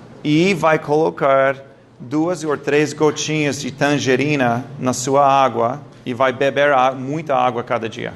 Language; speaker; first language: Portuguese; non-native, fluent; English